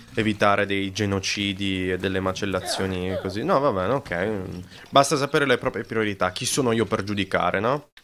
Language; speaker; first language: Italian; native; Italian